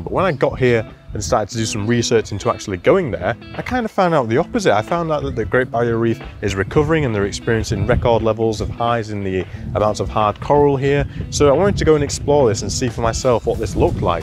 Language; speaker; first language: English; native; English